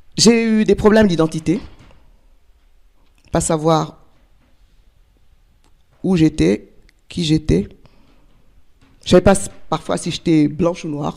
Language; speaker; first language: French; native; French